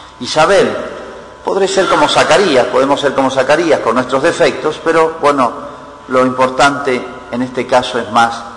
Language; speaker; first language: Spanish; native; Spanish